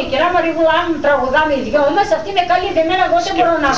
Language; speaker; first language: Greek; native; Greek